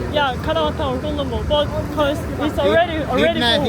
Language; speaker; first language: English; non-native, learner; Korean